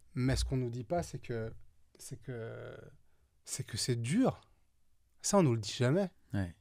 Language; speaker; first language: French; native; French